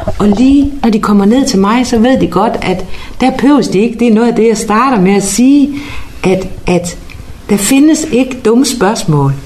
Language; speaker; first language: Danish; native; Danish